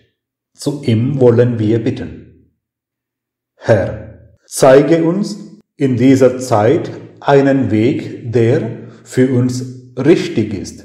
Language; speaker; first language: German; non-native, fluent; Malayalam